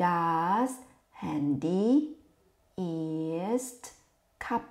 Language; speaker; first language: German; non-native, fluent; Thai